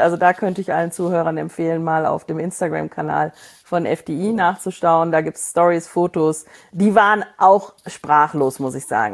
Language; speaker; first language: German; native; German